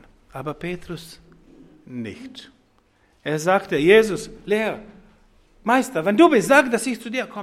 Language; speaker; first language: German; non-native, fluent; Croatian